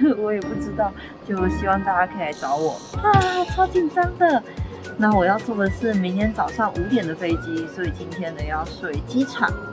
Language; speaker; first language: Chinese; native; Chinese